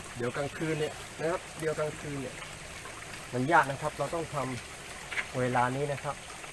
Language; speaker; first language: Thai; non-native, local second language; Pattani Malay